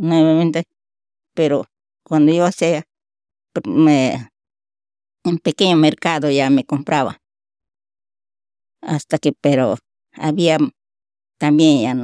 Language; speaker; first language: Spanish; non-native, local second language; Shipibo-Conibo